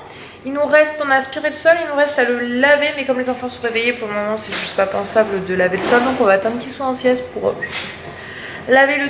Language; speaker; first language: French; native; French